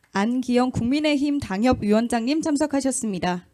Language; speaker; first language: Korean; native; Korean